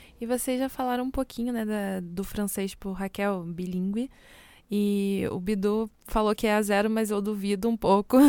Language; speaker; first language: Portuguese; native; Portuguese